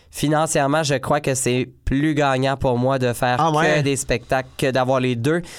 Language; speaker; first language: French; native; French